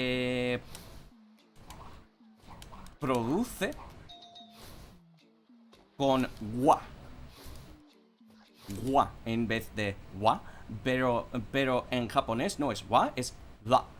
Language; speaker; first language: Spanish; non-native, fluent; English